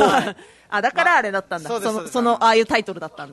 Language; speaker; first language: Japanese; native; Japanese